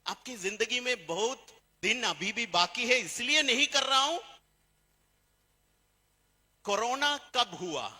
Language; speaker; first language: Hindi; non-native, fluent; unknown